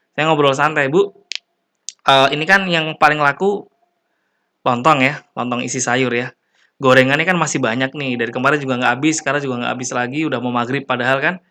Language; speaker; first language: Indonesian; native; Indonesian